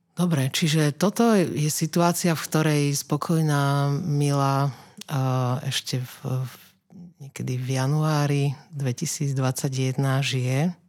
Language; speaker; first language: Slovak; native; Slovak